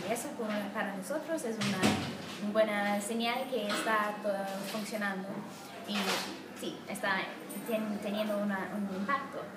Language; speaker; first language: Spanish; non-native, fluent; English